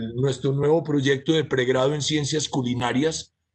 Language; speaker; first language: Spanish; native; Spanish